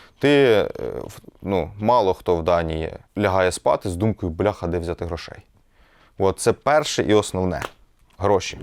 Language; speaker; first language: Ukrainian; native; Ukrainian